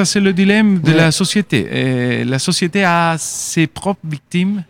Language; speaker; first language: French; non-native, fluent; Spanish